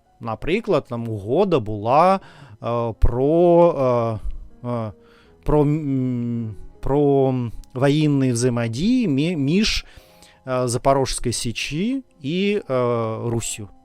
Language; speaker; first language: Ukrainian; non-native, fluent; Russian